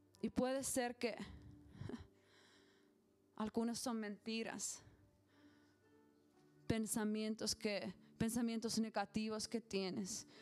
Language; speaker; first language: Spanish; non-native, learner; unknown